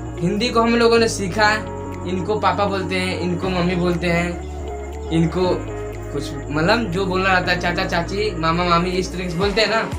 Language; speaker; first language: Hindi; native; Hindi